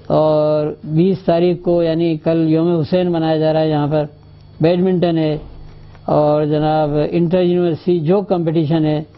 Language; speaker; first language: Urdu; native; Urdu